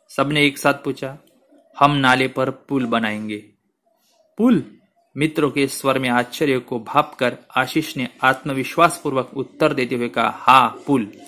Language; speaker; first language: Hindi; non-native, local second language; Marathi